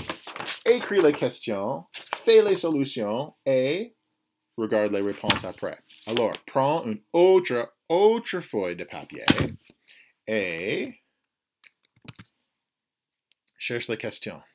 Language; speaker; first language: French; non-native, fluent; English